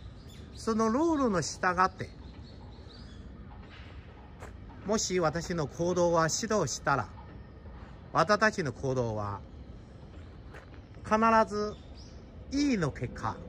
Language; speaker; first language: Japanese; non-native, fluent; Chinese